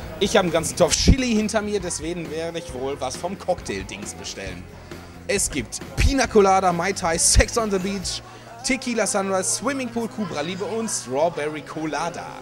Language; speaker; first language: German; native; German